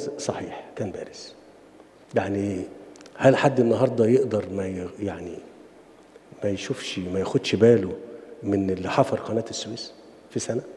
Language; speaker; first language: Arabic; native; Arabic